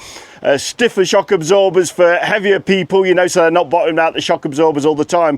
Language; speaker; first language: English; native; English